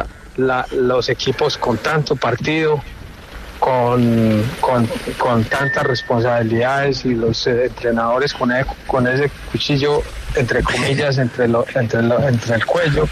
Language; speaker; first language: Spanish; native; Spanish